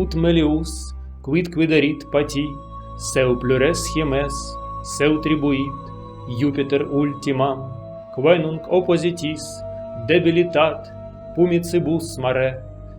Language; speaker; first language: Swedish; non-native, learner; Russian